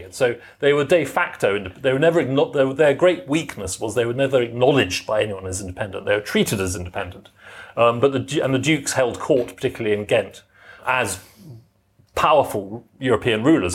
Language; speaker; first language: English; native; English